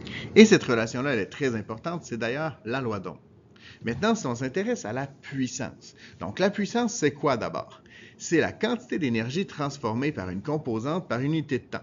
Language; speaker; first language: French; native; French